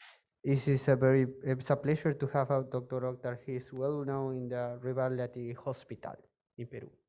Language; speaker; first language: English; non-native, fluent; Spanish